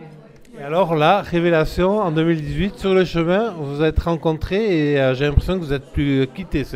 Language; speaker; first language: French; native; French